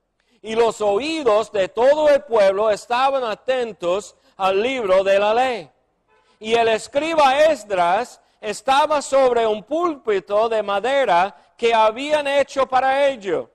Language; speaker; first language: Spanish; non-native, fluent; English